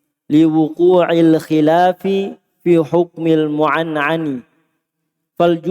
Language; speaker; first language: Arabic; non-native, learner; Indonesian